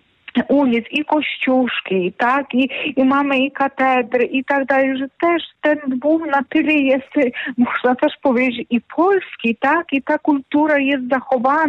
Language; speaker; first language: Polish; non-native, fluent; Ukrainian